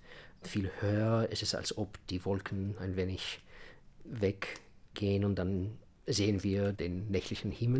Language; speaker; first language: German; non-native, fluent; Russian